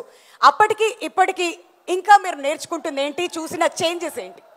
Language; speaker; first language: Telugu; native; Telugu